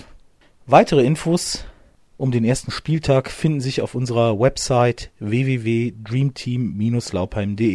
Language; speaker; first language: German; native; German